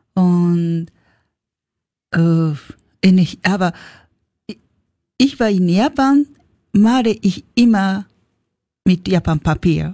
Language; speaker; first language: German; non-native, learner; Japanese